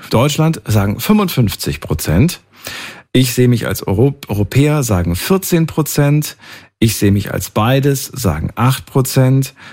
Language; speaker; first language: German; native; German